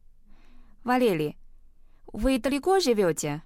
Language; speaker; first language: Russian; non-native, fluent; Chinese